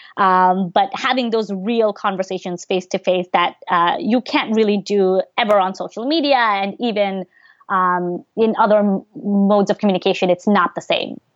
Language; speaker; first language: English; early bilingual, other home language; Bangla